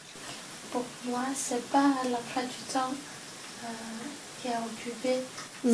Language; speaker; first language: French; non-native, learner; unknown